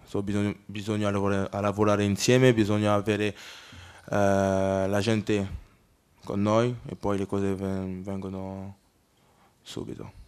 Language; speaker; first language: Italian; non-native, learner; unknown